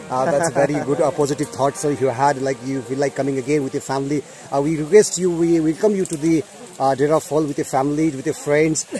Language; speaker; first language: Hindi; non-native, local second language; Nepali